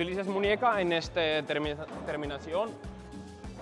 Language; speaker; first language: Spanish; non-native, learner; Finnish